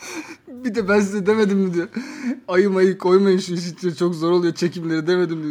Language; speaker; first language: Turkish; native; Turkish